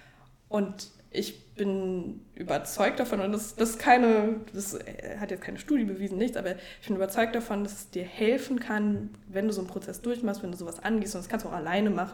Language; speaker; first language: German; native; German